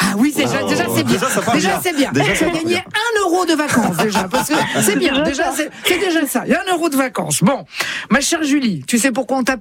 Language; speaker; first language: French; native; French